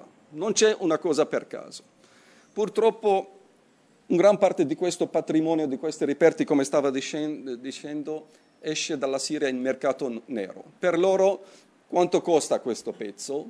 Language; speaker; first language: Italian; non-native, fluent; Arabic